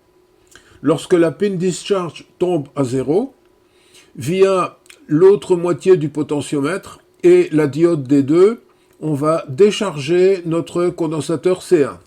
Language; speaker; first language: French; native; French